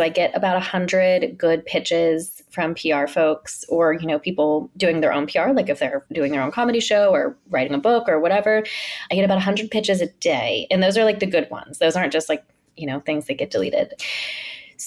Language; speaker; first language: English; native; English